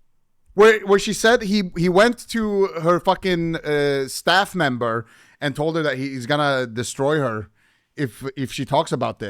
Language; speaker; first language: English; native; English